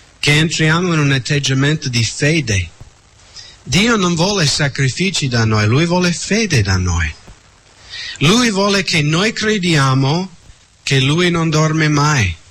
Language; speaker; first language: Italian; non-native, fluent; English